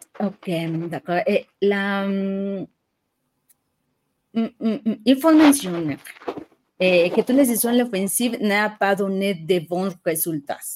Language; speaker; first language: French; non-native, learner; Spanish